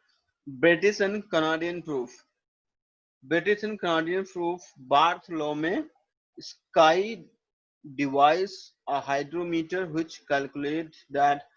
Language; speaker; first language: English; non-native, local second language; Hindi